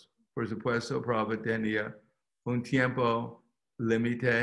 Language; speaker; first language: Spanish; non-native, fluent; English